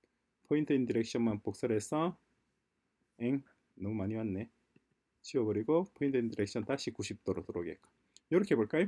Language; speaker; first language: Korean; native; Korean